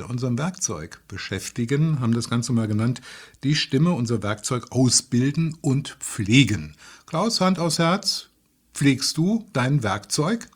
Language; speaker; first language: German; native; German